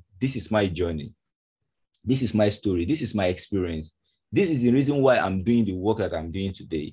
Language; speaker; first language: English; non-native, local second language; Yoruba